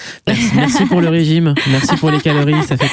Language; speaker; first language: French; native; French